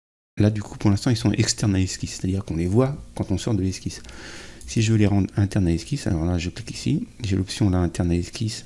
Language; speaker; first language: French; native; French